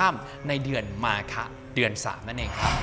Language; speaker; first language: Thai; native; Thai